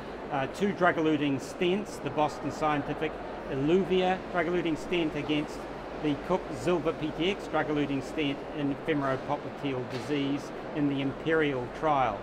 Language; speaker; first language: English; native; English